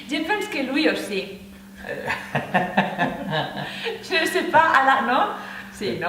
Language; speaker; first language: French; non-native, learner; Spanish